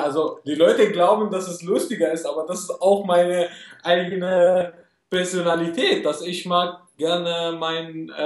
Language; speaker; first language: German; non-native, fluent; Arabic